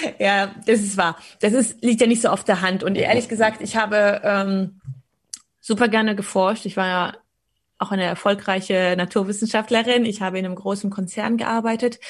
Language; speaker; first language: German; early bilingual, other home language; Polish